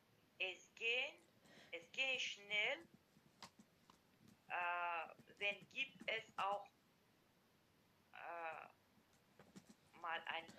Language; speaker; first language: German; non-native, learner; Macedonian